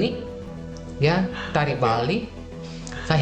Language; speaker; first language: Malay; non-native, fluent; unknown